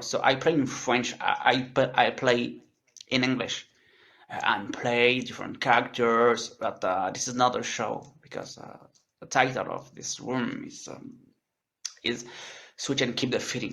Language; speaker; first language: English; non-native, learner; French